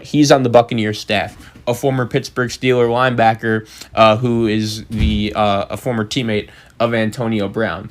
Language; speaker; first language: English; native; English